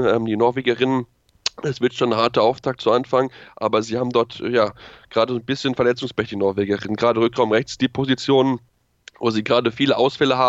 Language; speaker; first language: German; native; German